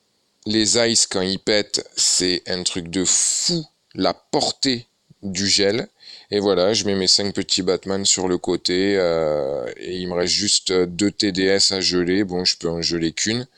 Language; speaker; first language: French; native; French